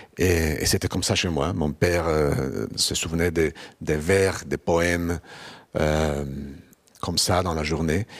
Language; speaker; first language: French; non-native, fluent; Spanish